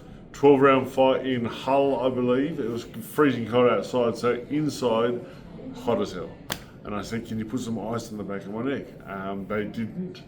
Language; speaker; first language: English; native; English